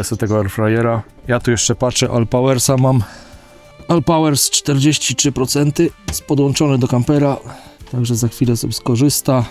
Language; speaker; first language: Polish; native; Polish